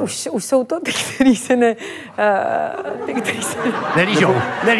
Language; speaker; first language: Czech; native; Czech